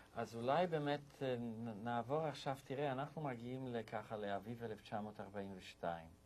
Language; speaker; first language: Hebrew; native; Hebrew